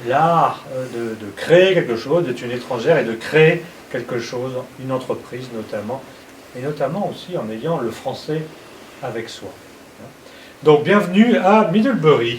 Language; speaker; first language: French; native; French